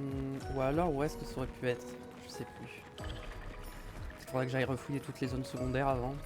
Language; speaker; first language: French; native; French